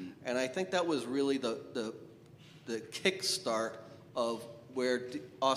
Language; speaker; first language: English; native; English